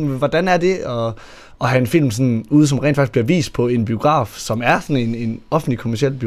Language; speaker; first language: Danish; native; Danish